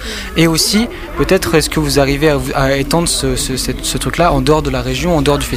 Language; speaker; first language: French; native; French